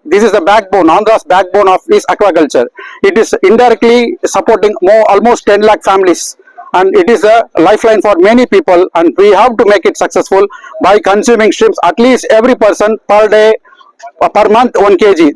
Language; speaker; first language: English; non-native, local second language; Telugu